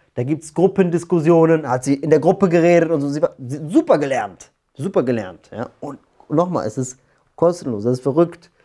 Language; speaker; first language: German; native; German